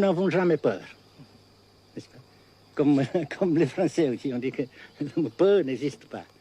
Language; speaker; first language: French; non-native, local second language; Vietnamese